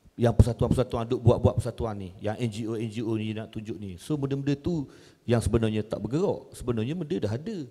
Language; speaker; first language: Malay; native; Malay